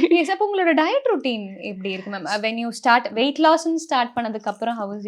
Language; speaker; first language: Tamil; native; Tamil